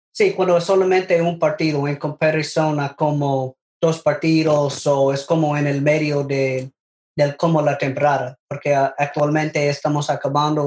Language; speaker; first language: Spanish; non-native, learner; English